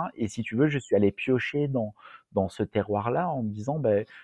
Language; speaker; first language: French; native; French